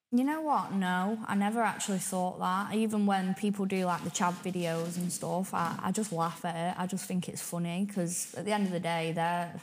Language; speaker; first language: English; native; English